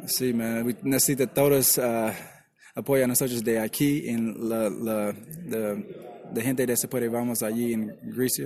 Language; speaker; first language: Spanish; non-native, learner; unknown